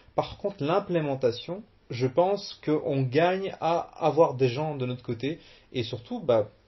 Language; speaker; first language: French; early bilingual, other home language; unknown